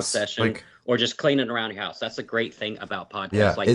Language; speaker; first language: English; native; English